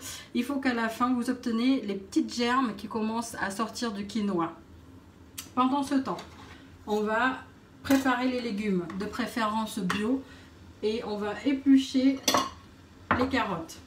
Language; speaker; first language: French; native; French